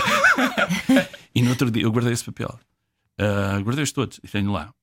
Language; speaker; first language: Portuguese; native; Portuguese